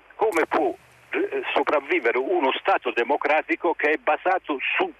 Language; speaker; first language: Italian; native; Italian